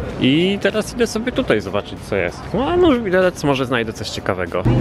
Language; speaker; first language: Polish; native; Polish